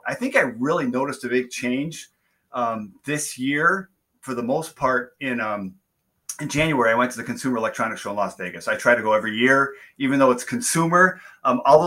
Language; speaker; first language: English; native; English